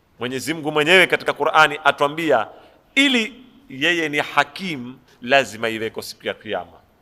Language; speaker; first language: Swahili; native; Swahili